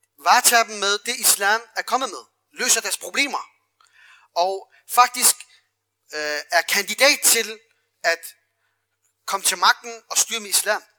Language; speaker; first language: Danish; early bilingual, other home language; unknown